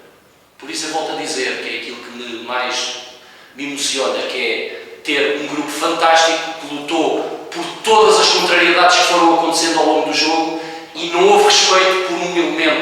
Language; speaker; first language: Portuguese; native; Portuguese